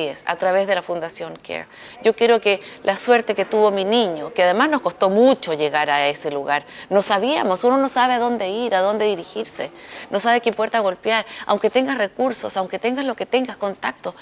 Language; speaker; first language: Spanish; native; Spanish